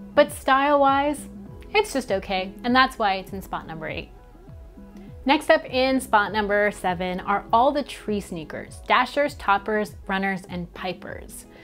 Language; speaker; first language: English; native; English